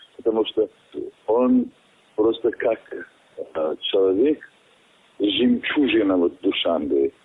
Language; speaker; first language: Russian; non-native, local second language; Tajik